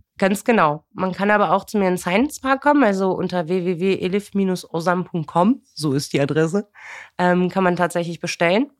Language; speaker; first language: German; early bilingual, other home language; Turkish